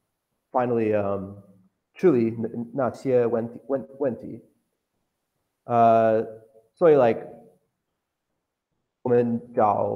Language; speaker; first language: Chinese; non-native, learner; English